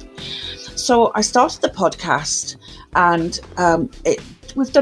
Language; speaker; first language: English; native; English